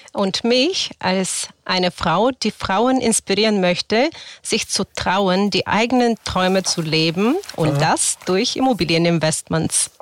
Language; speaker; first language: German; non-native, fluent; Bulgarian